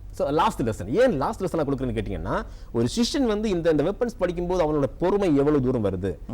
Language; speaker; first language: Tamil; non-native, local second language; Malayalam